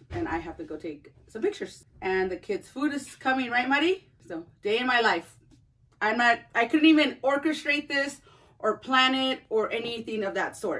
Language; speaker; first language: English; early bilingual, other home language; Spanish